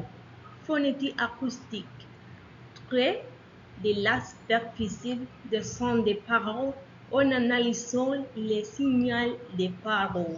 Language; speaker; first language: French; non-native, learner; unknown